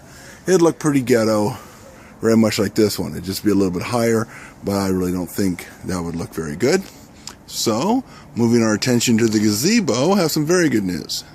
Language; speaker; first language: English; native; English